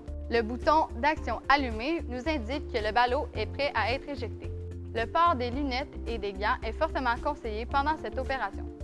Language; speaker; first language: French; native; French